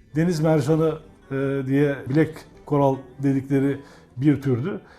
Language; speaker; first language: Turkish; native; Turkish